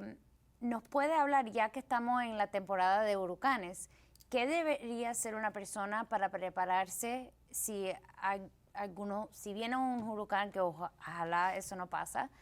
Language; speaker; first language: Spanish; early bilingual, heritage; Spanish